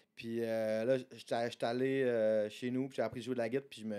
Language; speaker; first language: French; native; French